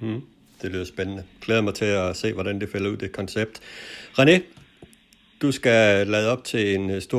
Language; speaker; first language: Danish; native; Danish